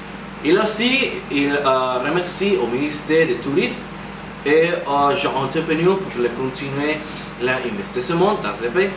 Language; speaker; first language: French; non-native, learner; Spanish